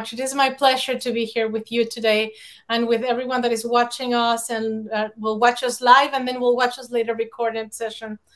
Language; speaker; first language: English; non-native, fluent; Spanish